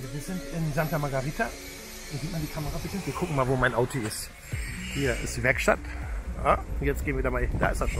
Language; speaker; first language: German; native; German